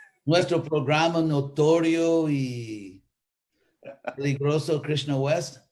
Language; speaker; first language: Spanish; non-native, fluent; English